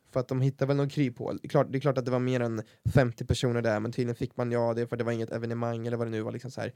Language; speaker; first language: Swedish; native; Swedish